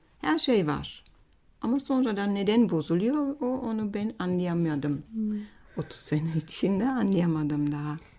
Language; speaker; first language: Turkish; non-native, fluent; German